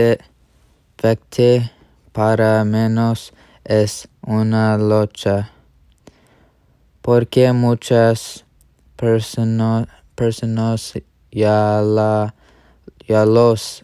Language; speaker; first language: Spanish; non-native, learner; English